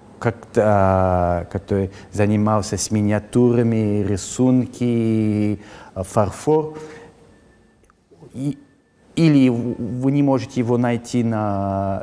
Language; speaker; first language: Russian; early bilingual, heritage; Russian